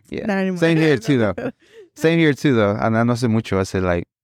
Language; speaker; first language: English; early bilingual, other home language; Spanish